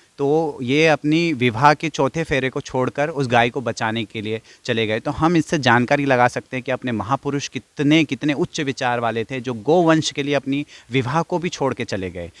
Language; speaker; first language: Hindi; non-native, fluent; English